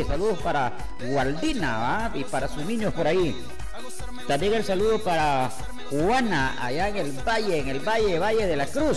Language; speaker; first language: Spanish; native; Spanish